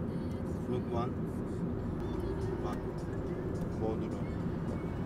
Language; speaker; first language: English; non-native, learner; Turkish